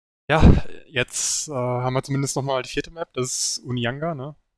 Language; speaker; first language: German; native; German